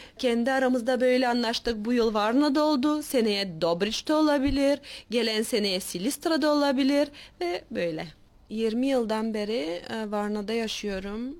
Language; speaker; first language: Turkish; native; Turkish